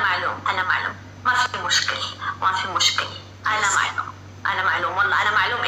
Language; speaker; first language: Arabic; non-native, learner; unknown